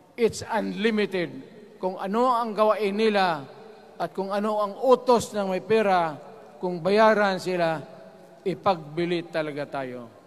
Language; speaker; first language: Filipino; non-native, local second language; Cebuano